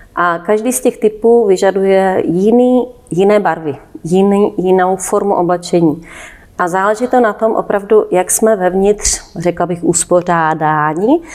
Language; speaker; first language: Czech; native; Czech